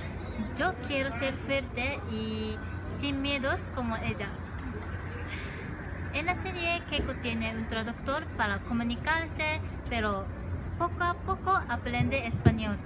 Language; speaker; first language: Spanish; non-native, learner; Japanese